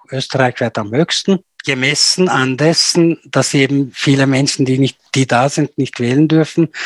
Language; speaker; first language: German; non-native, fluent; Turkish